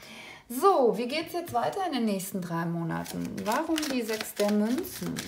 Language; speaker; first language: German; native; German